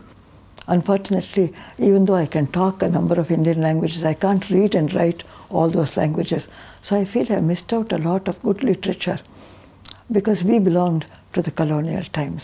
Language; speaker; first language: English; non-native, local second language; Tamil